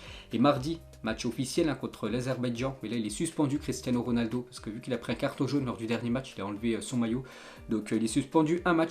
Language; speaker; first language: French; native; French